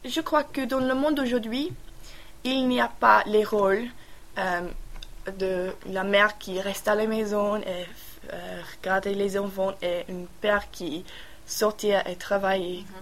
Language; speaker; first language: French; non-native, learner; English